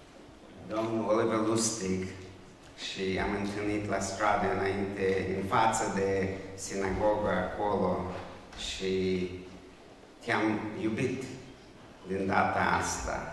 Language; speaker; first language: Romanian; non-native, local second language; Hungarian